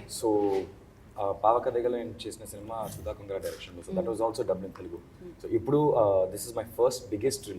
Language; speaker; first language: Telugu; non-native, learner; Tamil